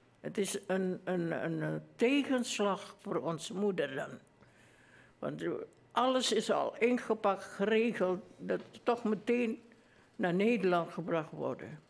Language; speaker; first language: Dutch; early bilingual, other home language; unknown